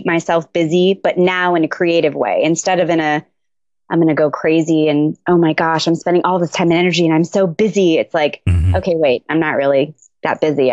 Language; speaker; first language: English; native; English